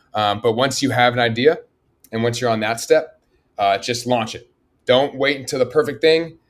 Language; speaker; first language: English; native; English